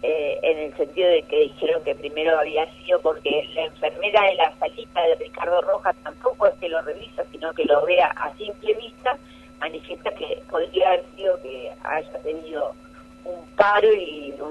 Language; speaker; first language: Spanish; native; Spanish